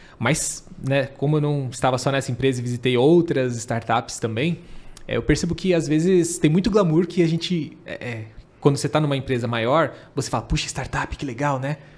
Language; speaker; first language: Portuguese; native; Portuguese